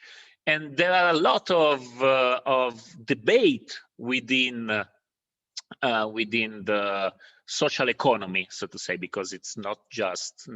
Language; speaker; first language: English; non-native, fluent; Italian